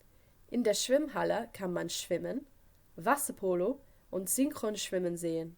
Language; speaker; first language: German; non-native, fluent; English